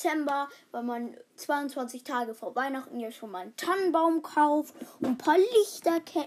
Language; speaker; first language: German; native; German